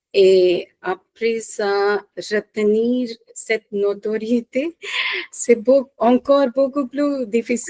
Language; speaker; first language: French; non-native, fluent; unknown